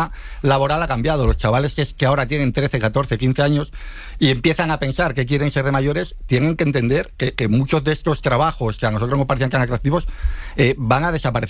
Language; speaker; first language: Spanish; native; Spanish